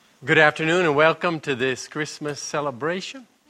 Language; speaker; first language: English; native; English